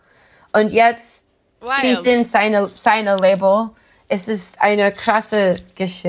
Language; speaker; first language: German; non-native, learner; English